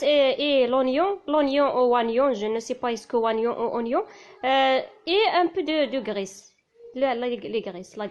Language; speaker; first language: French; non-native, learner; Tachelhit